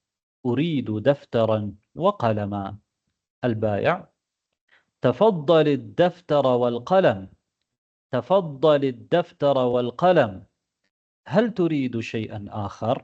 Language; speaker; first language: Arabic; non-native, fluent; Tamil